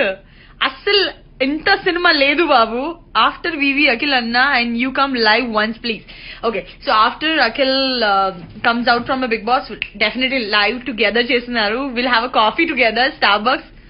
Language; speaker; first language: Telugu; non-native, learner; Gujarati